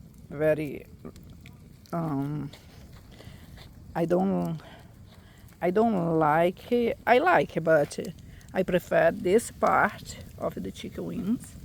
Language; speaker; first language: English; non-native, fluent; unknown